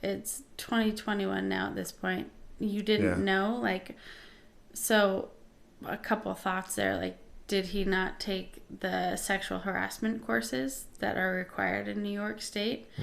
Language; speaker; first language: English; native; English